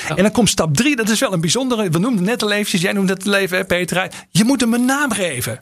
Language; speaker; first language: Dutch; native; Dutch